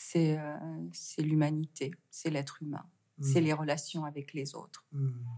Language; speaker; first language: French; native; French